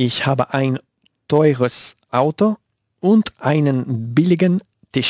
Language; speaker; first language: German; non-native, learner; Spanish